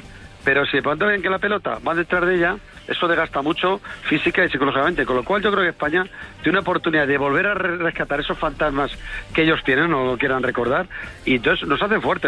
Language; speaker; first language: Spanish; native; Spanish